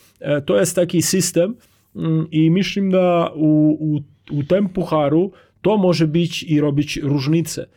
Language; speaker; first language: Polish; non-native, learner; Croatian